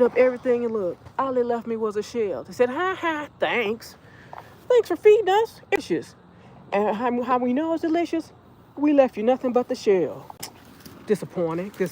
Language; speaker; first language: English; native; English